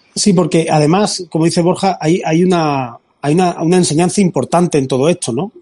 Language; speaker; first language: Spanish; native; Spanish